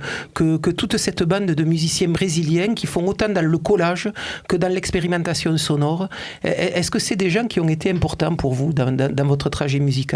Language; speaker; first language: French; native; French